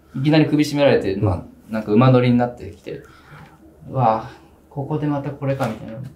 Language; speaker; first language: Japanese; native; Japanese